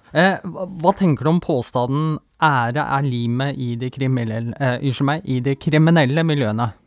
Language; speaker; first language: Norwegian; native; Norwegian